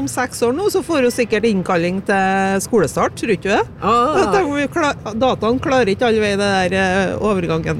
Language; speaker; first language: Norwegian; native; Norwegian